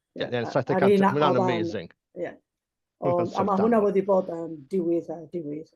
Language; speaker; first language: Welsh; non-native, fluent; Basque